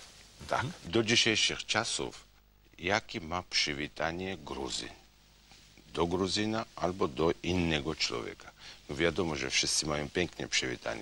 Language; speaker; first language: Polish; non-native, fluent; Georgian